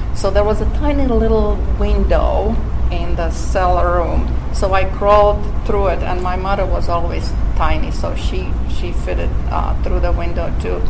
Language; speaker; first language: English; non-native, fluent; Slovak